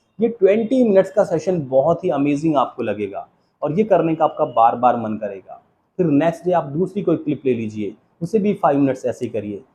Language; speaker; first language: Hindi; native; Hindi